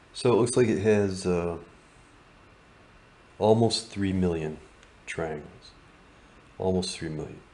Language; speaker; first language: English; native; English